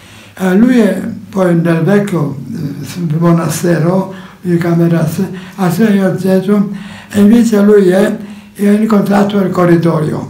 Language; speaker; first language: Italian; non-native, learner; Polish